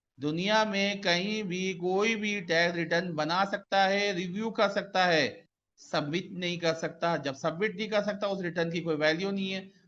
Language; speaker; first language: Urdu; native; Urdu